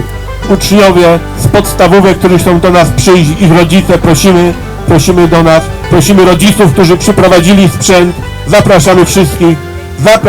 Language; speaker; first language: Polish; native; Polish